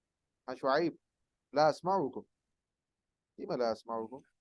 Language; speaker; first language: Arabic; non-native, fluent; Urdu